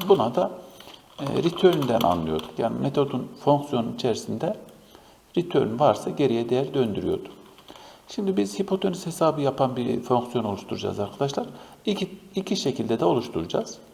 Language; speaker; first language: Turkish; native; Turkish